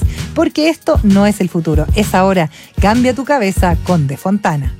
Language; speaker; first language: Spanish; native; Spanish